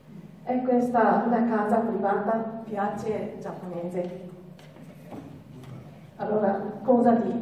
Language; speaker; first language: Italian; non-native, learner; Japanese